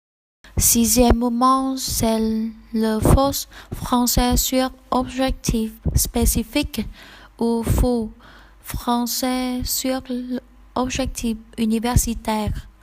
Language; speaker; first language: French; non-native, learner; Vietnamese